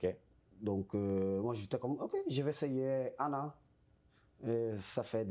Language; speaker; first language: French; non-native, fluent; Spanish